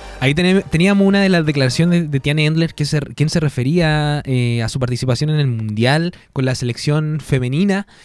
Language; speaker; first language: Spanish; native; Spanish